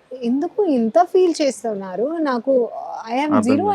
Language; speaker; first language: Telugu; non-native, learner; Hindi